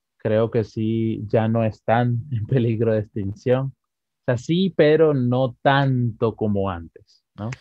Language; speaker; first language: Spanish; native; Spanish